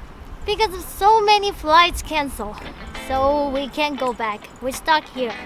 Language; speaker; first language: English; non-native, learner; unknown